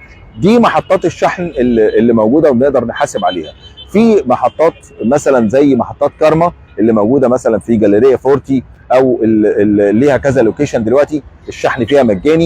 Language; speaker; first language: Arabic; native; Arabic